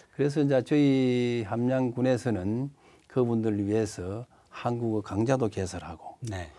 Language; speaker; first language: Korean; native; Korean